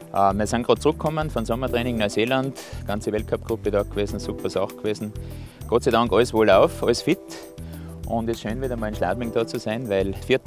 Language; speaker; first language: German; native; German